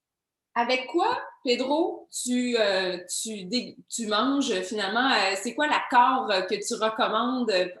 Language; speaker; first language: French; native; French